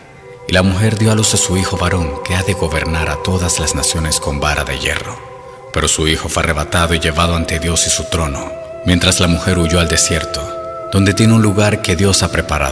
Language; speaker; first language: Spanish; native; Spanish